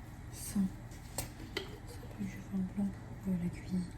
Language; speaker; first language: French; native; French